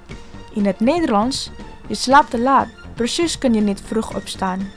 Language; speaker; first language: Dutch; non-native, learner; Indonesian